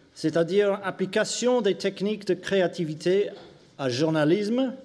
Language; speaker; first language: French; non-native, learner; English